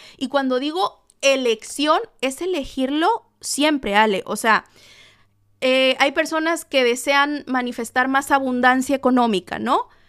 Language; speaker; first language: Spanish; native; Spanish